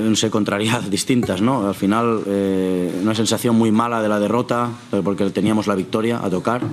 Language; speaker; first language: Spanish; non-native, local second language; Catalan